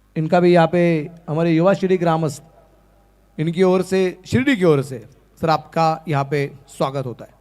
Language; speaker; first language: Hindi; non-native, local second language; Marathi